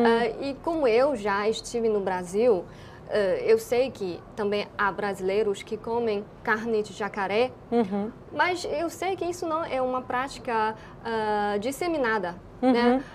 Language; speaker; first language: Portuguese; non-native, fluent; Chinese